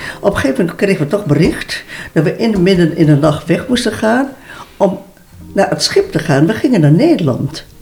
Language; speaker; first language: Dutch; early bilingual, other home language; Malay